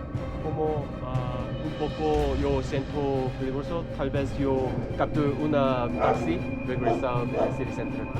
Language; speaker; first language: Spanish; non-native, learner; Korean